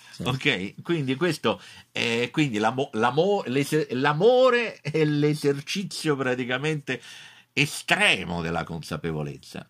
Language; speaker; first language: Italian; native; Italian